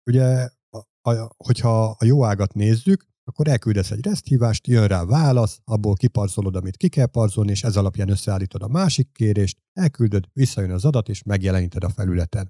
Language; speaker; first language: Hungarian; native; Hungarian